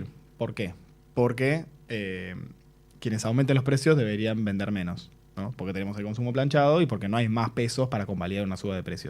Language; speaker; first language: Spanish; native; Spanish